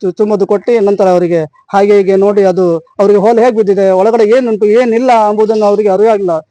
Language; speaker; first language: Kannada; non-native, local second language; Konkani